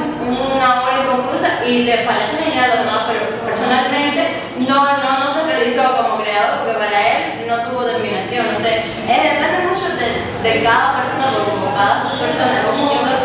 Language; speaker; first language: Spanish; native; Spanish